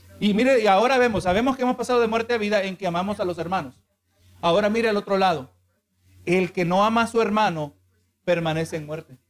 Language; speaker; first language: Spanish; native; Spanish